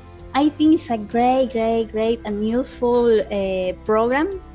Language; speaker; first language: English; non-native, learner; Spanish